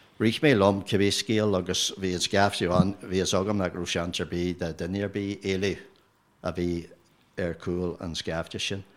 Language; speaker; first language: Irish; non-native, local second language; English